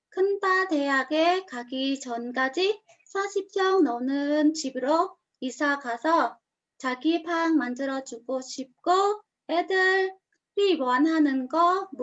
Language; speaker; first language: Korean; non-native, learner; Khmer